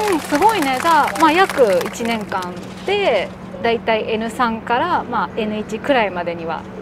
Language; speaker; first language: Japanese; native; Japanese